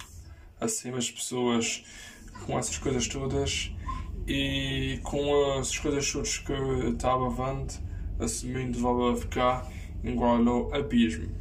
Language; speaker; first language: Portuguese; early bilingual, heritage; Portuguese